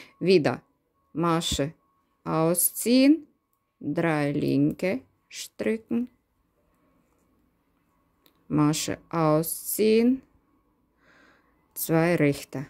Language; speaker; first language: German; non-native, learner; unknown